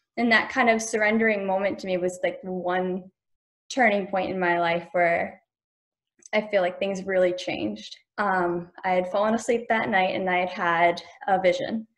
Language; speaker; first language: English; native; English